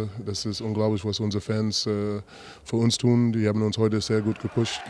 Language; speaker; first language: German; non-native, fluent; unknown